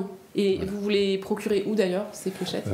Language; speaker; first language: French; native; French